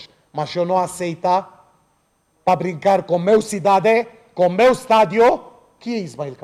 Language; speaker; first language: Portuguese; non-native, learner; Romanian